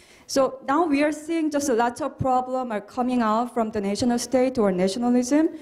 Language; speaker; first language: English; non-native, fluent; Korean